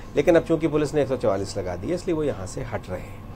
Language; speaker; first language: Hindi; native; Hindi